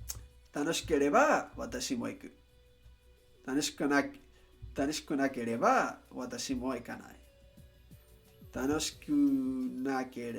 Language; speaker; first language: Japanese; non-native, learner; Spanish